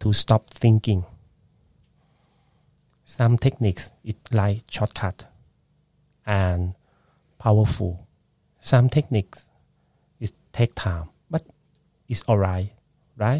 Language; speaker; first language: English; non-native, learner; Thai